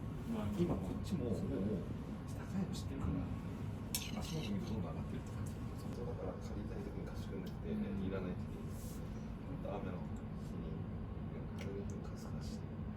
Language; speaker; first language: Japanese; native; Japanese